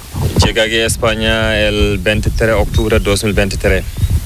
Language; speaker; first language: Spanish; non-native, learner; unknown